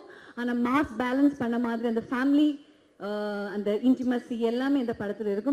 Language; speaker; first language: Tamil; non-native, fluent; Malayalam